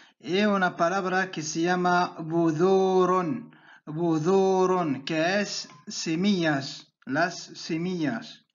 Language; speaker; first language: Spanish; non-native, fluent; Arabic